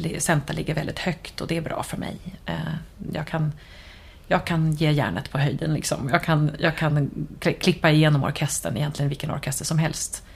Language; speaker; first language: Swedish; native; Swedish